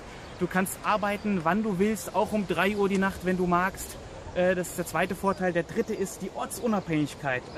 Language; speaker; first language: German; native; German